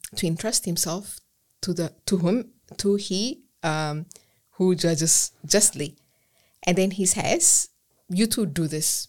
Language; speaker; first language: English; non-native, fluent; Amharic